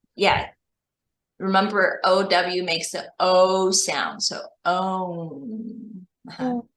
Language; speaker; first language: English; non-native, fluent; Chinese